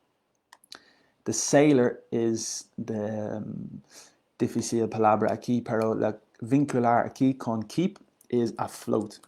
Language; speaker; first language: Spanish; non-native, learner; English